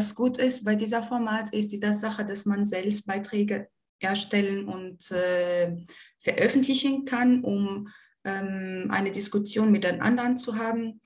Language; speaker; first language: German; non-native, fluent; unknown